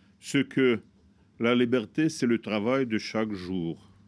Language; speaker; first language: French; non-native, fluent; Russian